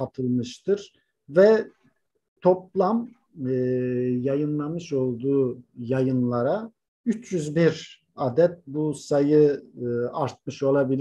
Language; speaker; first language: Turkish; native; Turkish